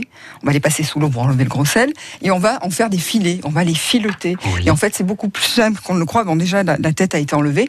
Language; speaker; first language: French; native; French